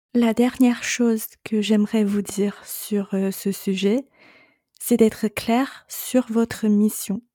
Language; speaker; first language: French; non-native, fluent; Chinese